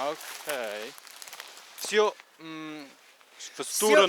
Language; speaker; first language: Russian; non-native, learner; English